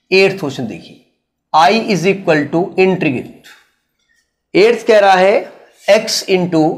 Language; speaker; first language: Hindi; native; Hindi